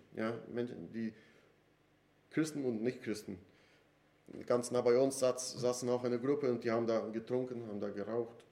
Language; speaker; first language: German; non-native, fluent; Portuguese